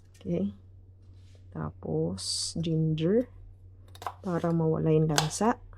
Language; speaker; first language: Filipino; native; Filipino